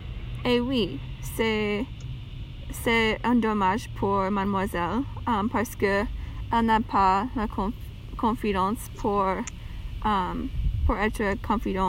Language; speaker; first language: French; non-native, learner; English